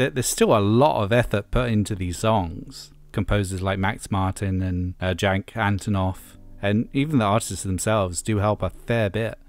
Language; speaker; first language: English; native; English